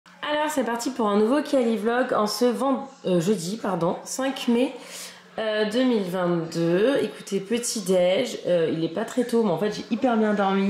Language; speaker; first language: French; native; French